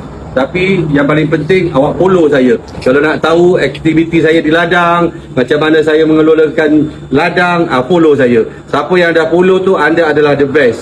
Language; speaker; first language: Malay; native; Malay